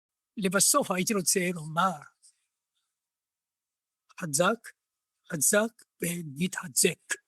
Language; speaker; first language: Hebrew; non-native, learner; Japanese